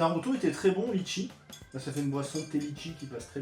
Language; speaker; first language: French; native; French